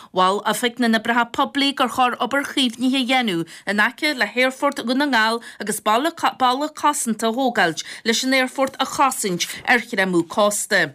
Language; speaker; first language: Irish; native; Irish